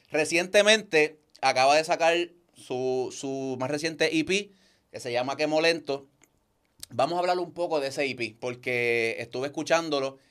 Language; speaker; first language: Spanish; native; Spanish